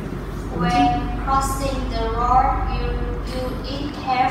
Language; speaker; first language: English; non-native, learner; Vietnamese